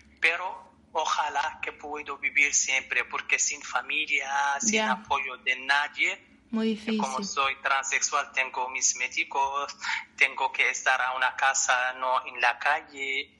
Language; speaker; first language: Spanish; non-native, learner; Arabic